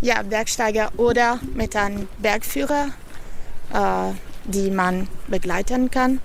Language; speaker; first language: German; non-native, fluent; Italian